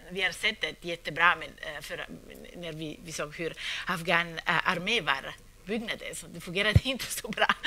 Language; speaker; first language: Swedish; non-native, fluent; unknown